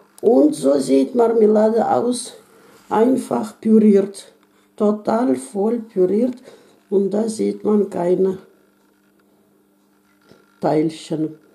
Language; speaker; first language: German; non-native, fluent; Russian